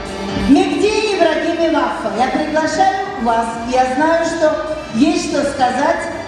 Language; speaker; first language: Russian; native; Russian